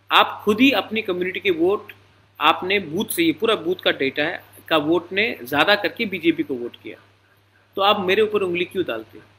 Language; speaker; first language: Hindi; non-native, local second language; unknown